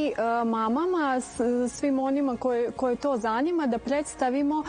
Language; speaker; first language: Serbian; native; Serbian